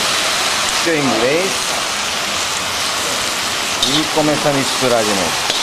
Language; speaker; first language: Portuguese; non-native, learner; Japanese